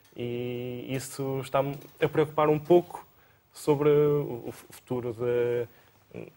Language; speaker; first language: Portuguese; native; Portuguese